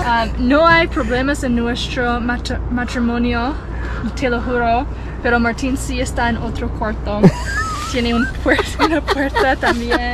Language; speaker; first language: Spanish; non-native, learner; English